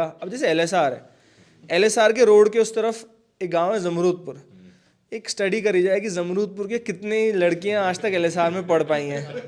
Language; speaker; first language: Hindi; native; Hindi